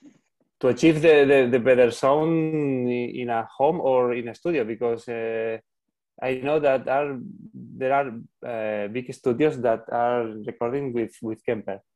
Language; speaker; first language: English; non-native, learner; Spanish